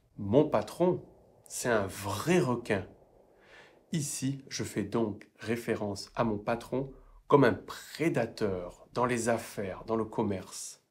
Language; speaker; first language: French; native; French